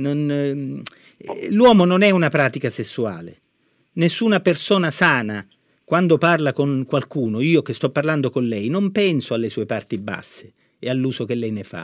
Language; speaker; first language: Italian; native; Italian